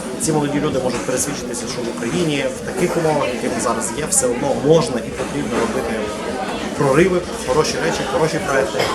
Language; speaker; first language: Ukrainian; native; Ukrainian